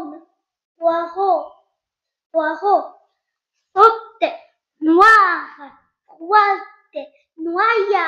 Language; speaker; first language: French; non-native, local second language; Arabic